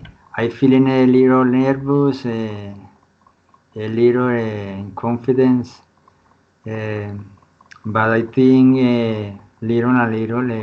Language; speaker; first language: English; non-native, learner; Spanish